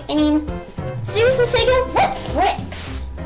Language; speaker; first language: English; native; English